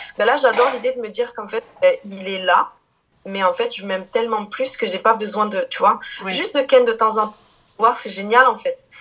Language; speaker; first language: French; early bilingual, other home language; Portuguese